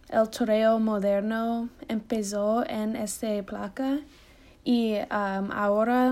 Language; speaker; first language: Spanish; non-native, learner; English